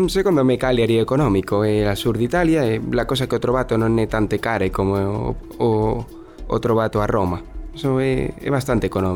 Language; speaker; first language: Italian; non-native, learner; Spanish